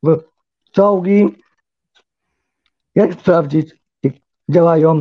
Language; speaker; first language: Polish; early bilingual, heritage; Polish